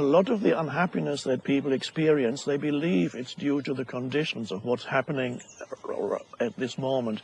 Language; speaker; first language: English; non-native, fluent; German